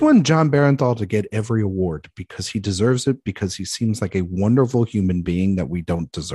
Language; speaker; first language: English; native; English